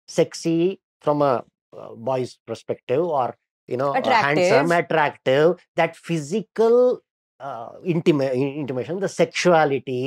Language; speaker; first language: English; non-native, local second language; Kannada